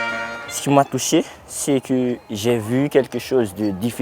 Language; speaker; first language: French; non-native, local second language; Malagasy